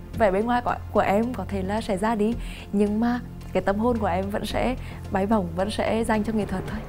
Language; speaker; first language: Vietnamese; native; Vietnamese